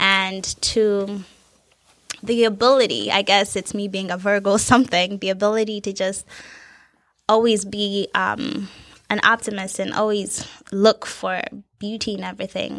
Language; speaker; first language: English; non-native, local second language; Ganda